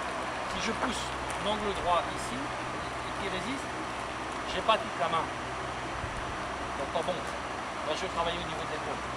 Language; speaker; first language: French; native; French